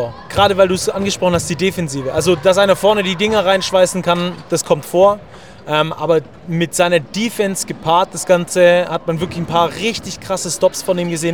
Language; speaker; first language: German; native; German